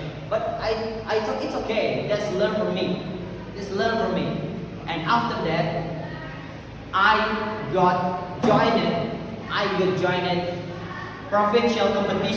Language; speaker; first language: English; non-native, learner; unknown